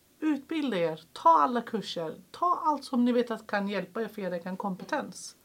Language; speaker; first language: Swedish; early bilingual, other home language; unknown